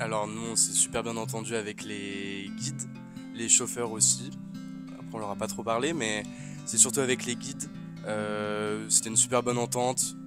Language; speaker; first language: French; native; French